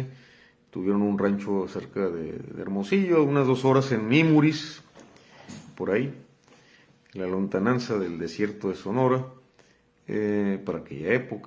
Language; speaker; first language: Spanish; native; Spanish